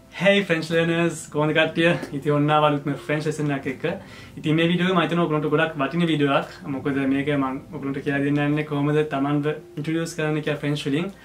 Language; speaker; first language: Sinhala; early bilingual, heritage; Sinhala